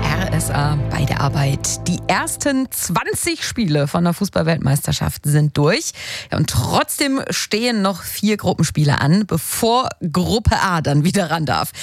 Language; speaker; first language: German; native; German